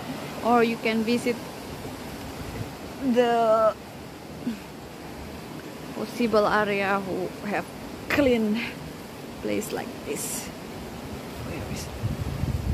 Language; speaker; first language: English; non-native, learner; Indonesian